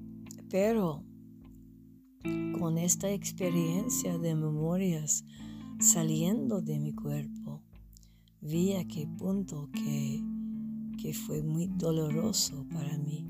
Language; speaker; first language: Spanish; non-native, fluent; English